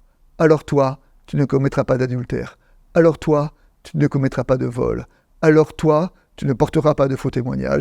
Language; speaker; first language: French; native; French